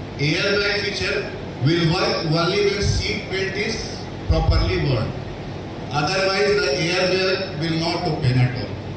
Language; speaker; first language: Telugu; non-native, fluent; Hindi